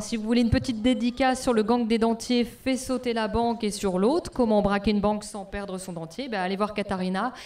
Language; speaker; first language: French; native; French